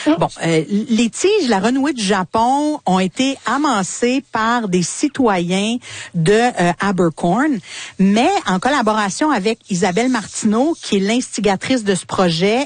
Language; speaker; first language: French; native; French